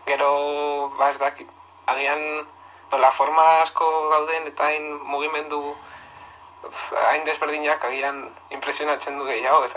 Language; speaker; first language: Basque; non-native, local second language; Spanish